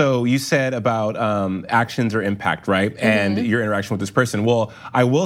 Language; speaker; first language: English; native; English